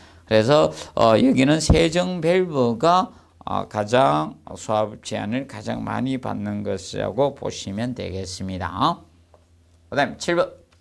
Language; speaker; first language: Korean; native; Korean